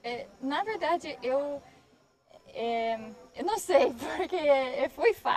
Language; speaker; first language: Portuguese; non-native, learner; English